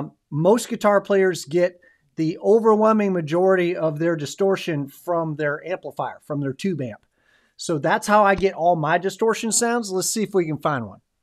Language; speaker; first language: English; native; English